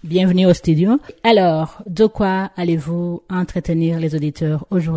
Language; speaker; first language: French; non-native, local second language; Rundi